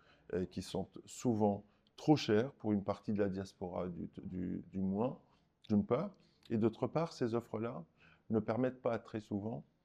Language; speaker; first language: French; non-native, local second language; Arabic